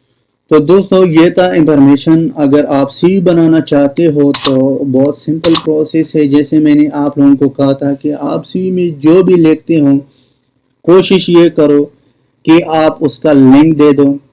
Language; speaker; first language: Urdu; non-native, local second language; Pashto